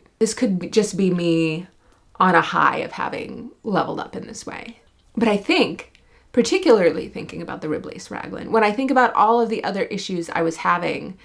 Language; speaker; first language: English; native; English